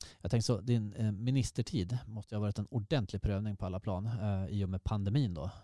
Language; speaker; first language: Swedish; native; Swedish